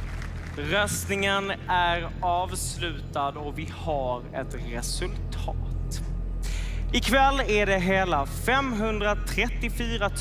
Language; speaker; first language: Swedish; native; Swedish